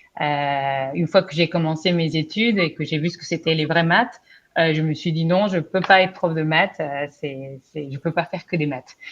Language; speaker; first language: French; non-native, fluent; Spanish